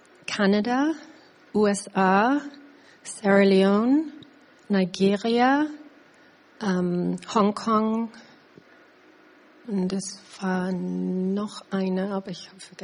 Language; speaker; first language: German; non-native, learner; English